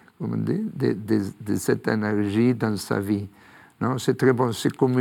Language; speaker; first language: French; non-native, fluent; Spanish